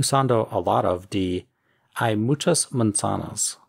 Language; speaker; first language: Spanish; non-native, fluent; English